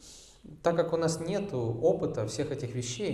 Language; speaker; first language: Russian; native; Russian